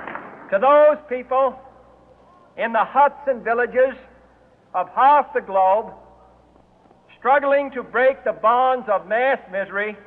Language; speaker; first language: English; native; English